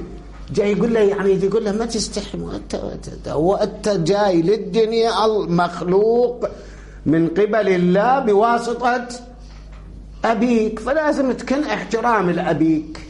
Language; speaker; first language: Arabic; native; Arabic